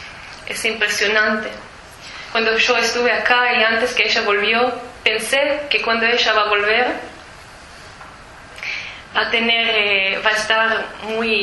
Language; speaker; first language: Spanish; early bilingual, heritage; Spanish